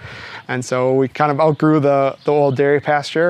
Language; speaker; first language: English; native; English